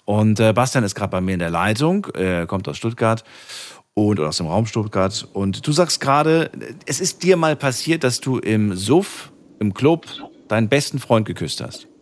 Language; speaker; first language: German; native; German